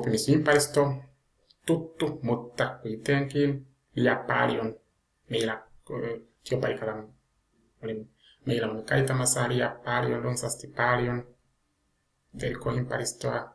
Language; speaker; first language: Finnish; non-native, learner; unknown